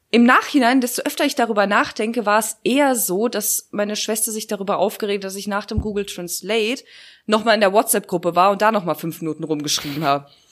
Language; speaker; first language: German; early bilingual, other home language; Russian